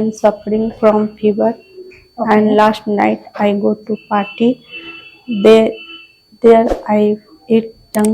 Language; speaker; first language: English; non-native, learner; Hindi